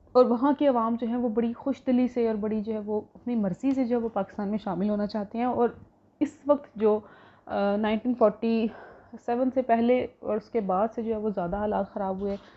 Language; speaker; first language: Urdu; non-native, local second language; Punjabi